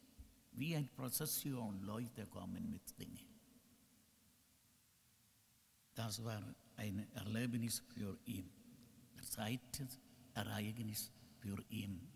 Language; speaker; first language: German; non-native, learner; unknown